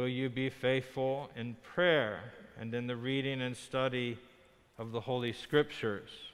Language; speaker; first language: English; native; English